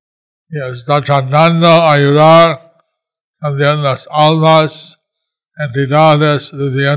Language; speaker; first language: Spanish; non-native, learner; English